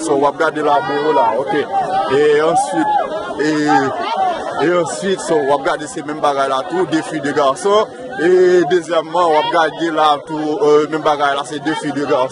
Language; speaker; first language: French; non-native, local second language; Haitian Creole